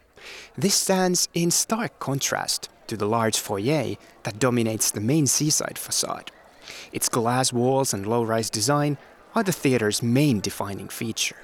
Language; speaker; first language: English; non-native, fluent; Finnish